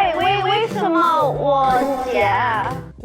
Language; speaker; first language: Chinese; non-native, learner; Thai